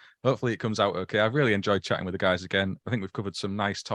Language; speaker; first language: English; native; English